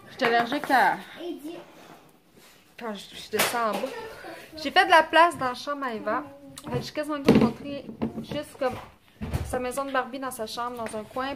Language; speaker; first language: French; native; French